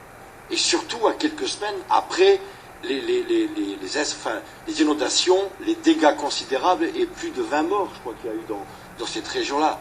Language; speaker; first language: French; native; French